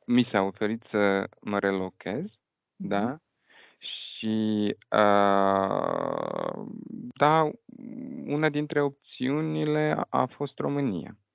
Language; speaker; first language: Romanian; non-native, fluent; Russian